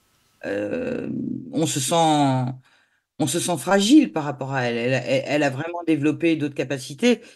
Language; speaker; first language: French; native; French